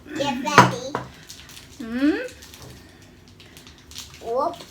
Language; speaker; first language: Swedish; early bilingual, other home language; Thai